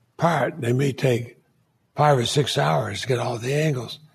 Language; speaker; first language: English; native; English